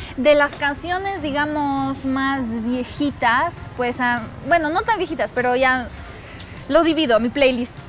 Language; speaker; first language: Spanish; non-native, fluent; Polish